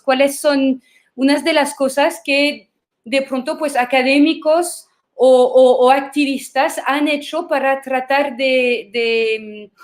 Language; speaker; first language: Spanish; non-native, fluent; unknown